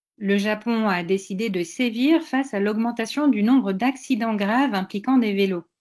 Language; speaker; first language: French; native; French